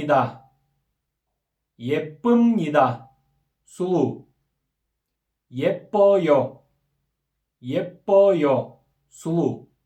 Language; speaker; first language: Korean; non-native, fluent; Kyrgyz